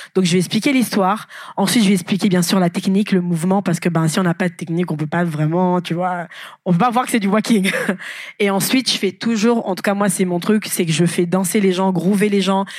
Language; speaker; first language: French; non-native, local second language; Lingala